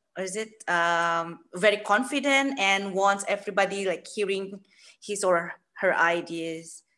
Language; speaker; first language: English; non-native, fluent; Malay